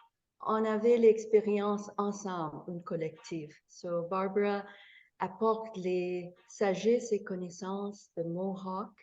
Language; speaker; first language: French; non-native, fluent; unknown